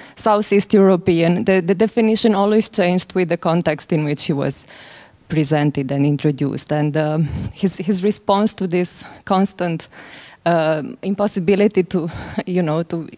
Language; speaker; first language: English; non-native, fluent; Romanian